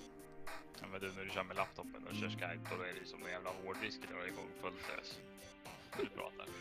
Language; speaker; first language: Swedish; native; Swedish